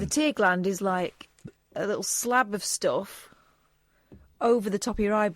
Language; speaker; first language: English; native; English